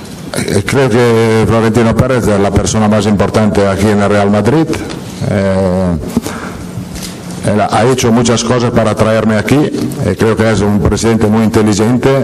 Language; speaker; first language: Spanish; non-native, fluent; Italian